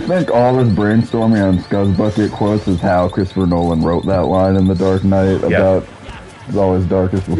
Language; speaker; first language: English; native; English